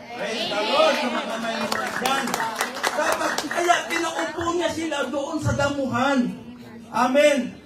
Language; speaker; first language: Filipino; non-native, local second language; Iloko